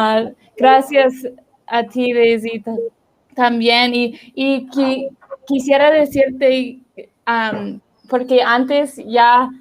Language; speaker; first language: Spanish; non-native, learner; English